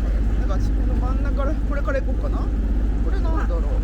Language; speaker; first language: Japanese; native; Japanese